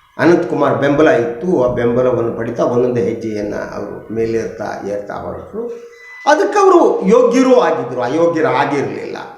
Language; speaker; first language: Kannada; native; Kannada